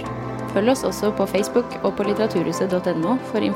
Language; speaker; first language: Norwegian; native; Norwegian